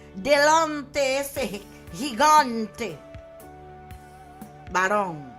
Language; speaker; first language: Spanish; non-native, learner; Haitian Creole